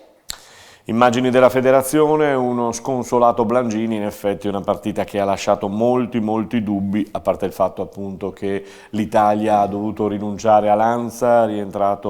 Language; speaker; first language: Italian; native; Italian